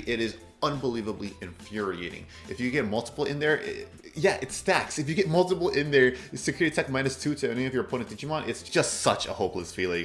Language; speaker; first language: English; native; English